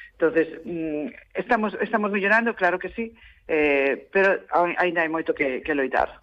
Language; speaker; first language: Galician; non-native, local second language; Spanish